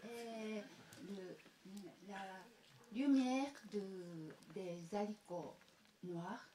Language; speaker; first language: French; non-native, fluent; Japanese